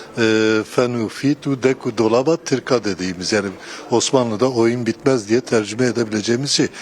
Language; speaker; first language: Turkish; non-native, local second language; Kurdish